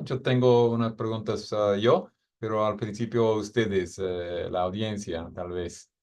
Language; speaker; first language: Spanish; non-native, fluent; English